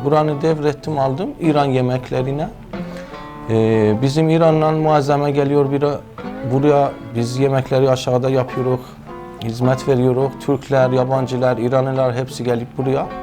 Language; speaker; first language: Turkish; non-native, learner; Persian